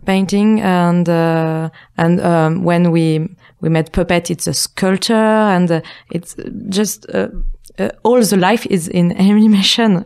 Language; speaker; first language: English; non-native, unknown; French